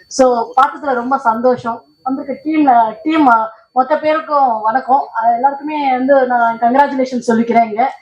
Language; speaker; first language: Tamil; non-native, local second language; Telugu